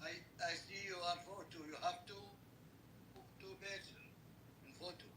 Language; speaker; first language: English; non-native, learner; Arabic